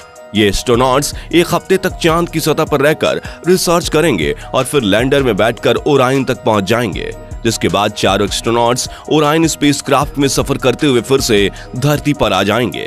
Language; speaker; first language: Hindi; native; Hindi